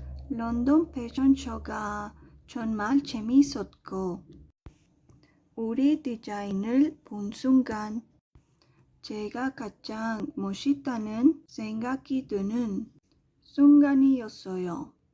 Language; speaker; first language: Korean; non-native, learner; Spanish